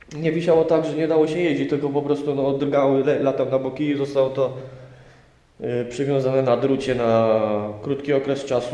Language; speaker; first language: Polish; native; Polish